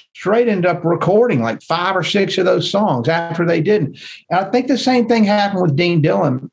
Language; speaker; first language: English; native; English